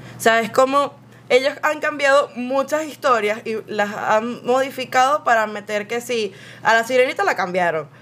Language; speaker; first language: Spanish; native; Spanish